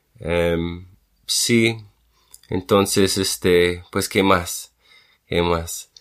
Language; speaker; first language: Spanish; non-native, fluent; English